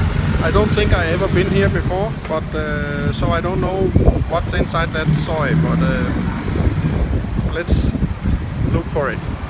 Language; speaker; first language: English; non-native, fluent; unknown